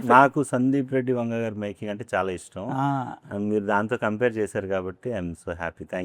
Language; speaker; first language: Telugu; native; Telugu